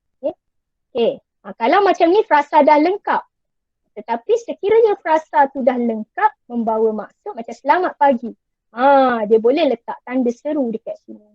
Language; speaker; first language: Malay; native; Malay